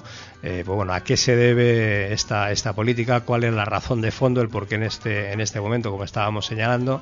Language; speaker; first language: Spanish; native; Spanish